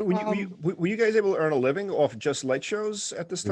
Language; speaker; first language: English; native; English